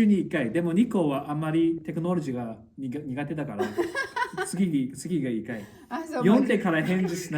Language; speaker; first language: Japanese; non-native, learner; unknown